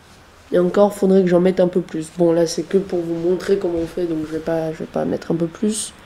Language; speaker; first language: French; native; French